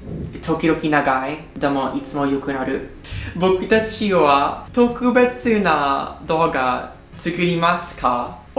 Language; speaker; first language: Japanese; non-native, learner; English